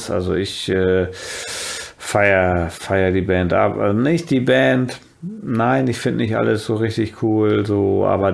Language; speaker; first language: German; native; German